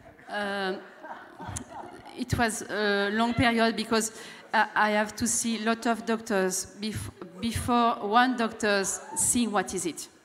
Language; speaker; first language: English; non-native, learner; French